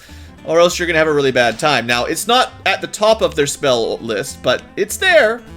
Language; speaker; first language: English; native; English